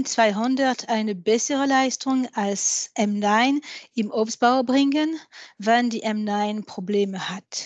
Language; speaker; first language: German; non-native, fluent; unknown